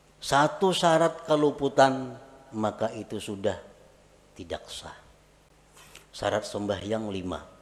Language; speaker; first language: Indonesian; non-native, local second language; Banjar